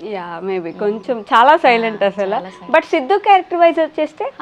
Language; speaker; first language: Telugu; native; Telugu